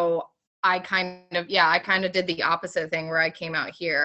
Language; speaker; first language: English; native; English